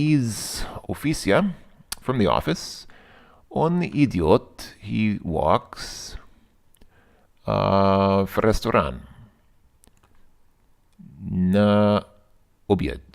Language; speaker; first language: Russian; non-native, learner; English